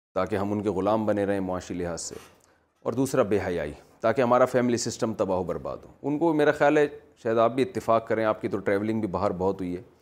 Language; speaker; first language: Urdu; native; Urdu